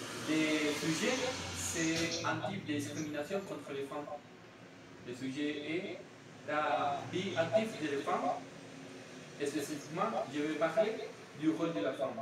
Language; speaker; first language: French; non-native, learner; Spanish